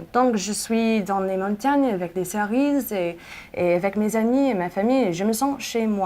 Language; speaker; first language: French; non-native, fluent; English